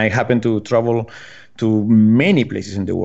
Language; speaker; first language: English; non-native, fluent; Spanish